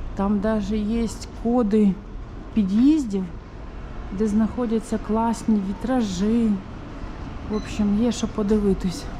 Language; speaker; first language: Ukrainian; non-native, local second language; Russian